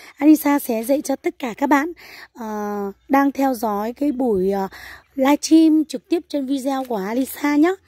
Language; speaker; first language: Vietnamese; non-native, local second language; Hmong